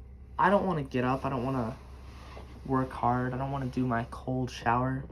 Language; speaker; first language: English; native; English